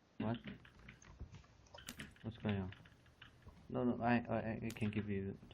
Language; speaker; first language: English; non-native, learner; Chinese